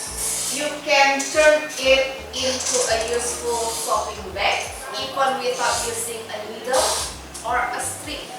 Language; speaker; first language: English; non-native, fluent; Indonesian